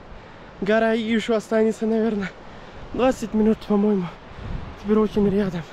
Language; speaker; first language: Russian; non-native, learner; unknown